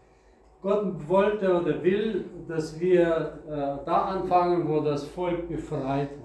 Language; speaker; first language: German; non-native, fluent; Russian